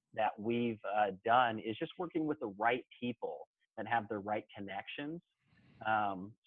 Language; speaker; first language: English; native; English